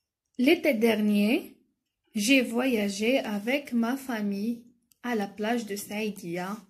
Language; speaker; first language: French; non-native, local second language; Arabic